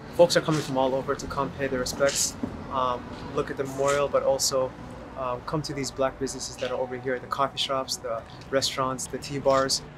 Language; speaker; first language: English; native; English